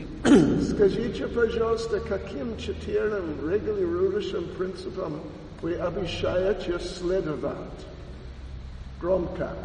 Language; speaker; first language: Russian; non-native, learner; English